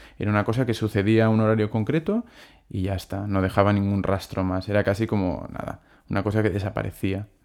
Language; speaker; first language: Spanish; non-native, local second language; Catalan